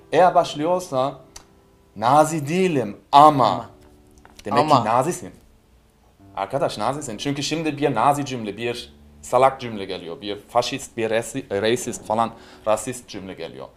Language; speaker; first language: Turkish; non-native, learner; German